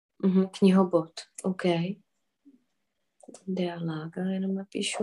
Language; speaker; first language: German; non-native, fluent; Czech